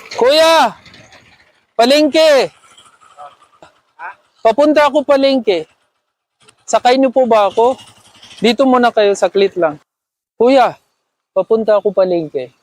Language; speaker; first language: Filipino; non-native, learner; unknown